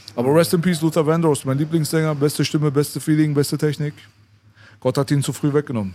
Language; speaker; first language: German; native; German